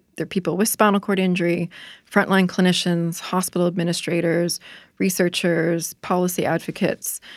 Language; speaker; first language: English; native; English